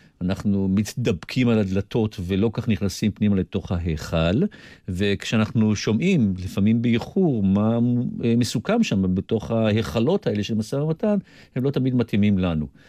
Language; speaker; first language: Hebrew; native; Hebrew